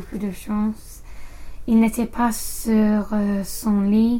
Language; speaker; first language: French; non-native, learner; English